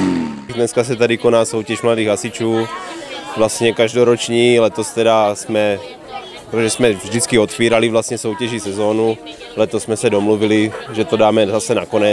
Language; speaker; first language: Czech; native; Czech